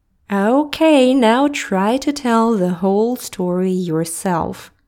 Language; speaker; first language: English; non-native, fluent; Russian